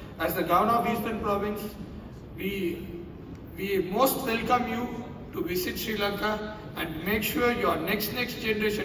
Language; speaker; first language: English; non-native, local second language; Tamil